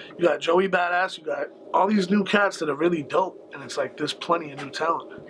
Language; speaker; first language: English; native; English